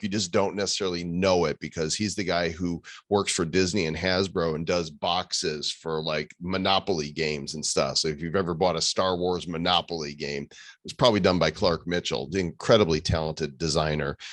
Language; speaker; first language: English; native; English